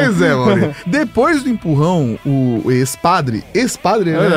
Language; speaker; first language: Portuguese; native; Portuguese